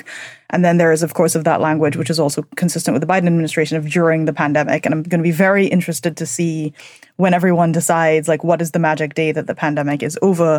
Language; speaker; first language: English; native; English